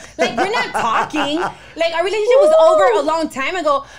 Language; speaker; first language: English; early bilingual, other home language; Spanish